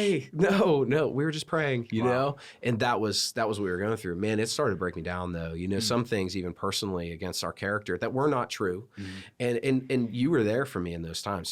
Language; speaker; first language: English; native; English